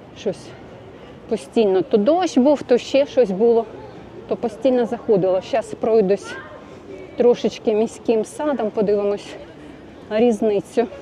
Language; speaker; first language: Ukrainian; non-native, local second language; Russian